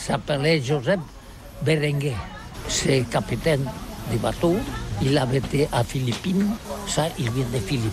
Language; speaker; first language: French; non-native, learner; Catalan